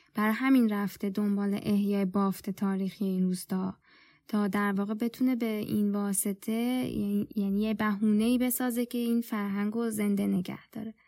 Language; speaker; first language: Persian; native; Persian